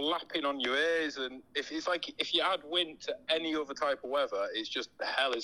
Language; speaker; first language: English; native; English